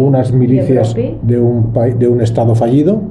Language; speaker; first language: Spanish; native; Spanish